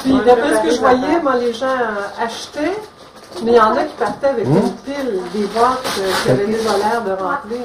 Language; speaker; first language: French; native; French